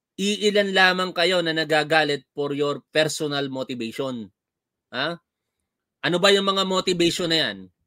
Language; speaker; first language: Filipino; native; Filipino